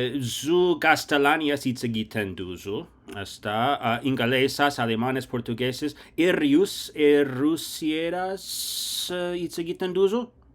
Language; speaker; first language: Basque; non-native, learner; English